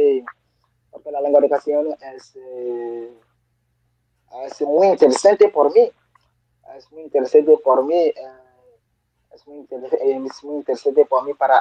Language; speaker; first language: Spanish; non-native, learner; French